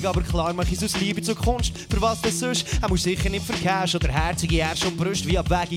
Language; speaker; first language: German; native; German